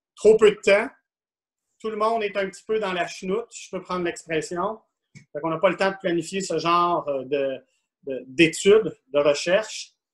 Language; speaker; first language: French; native; French